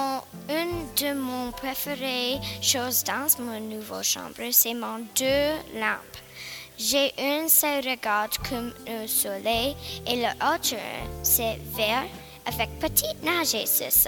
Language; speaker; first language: French; non-native, learner; English